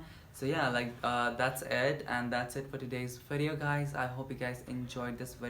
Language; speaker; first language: English; non-native, local second language; Nepali